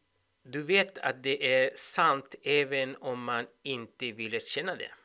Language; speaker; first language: Swedish; non-native, fluent; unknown